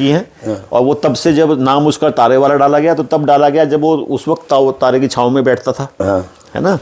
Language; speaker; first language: Hindi; native; Hindi